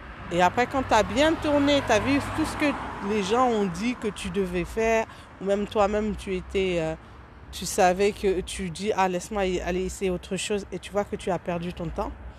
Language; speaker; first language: French; early bilingual, other home language; Haitian Creole